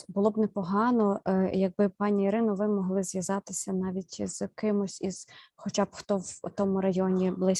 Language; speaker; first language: Ukrainian; native; Ukrainian